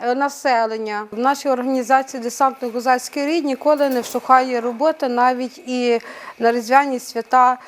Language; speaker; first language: Ukrainian; native; Ukrainian